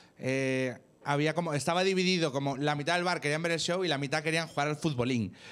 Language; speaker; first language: Spanish; native; Spanish